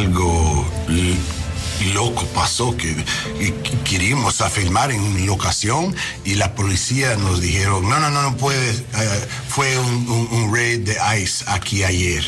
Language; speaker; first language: Spanish; non-native, learner; English